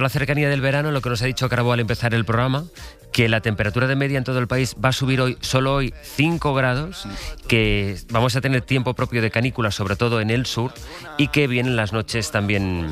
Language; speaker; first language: Spanish; native; Spanish